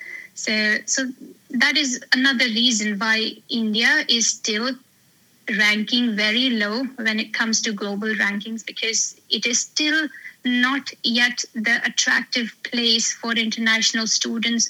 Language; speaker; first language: English; non-native, local second language; Hindi